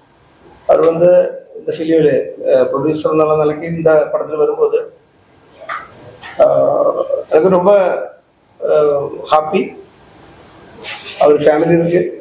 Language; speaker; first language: Tamil; non-native, local second language; Malayalam